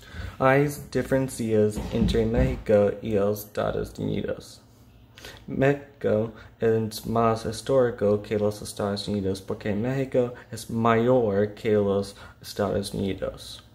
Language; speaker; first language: Spanish; non-native, learner; English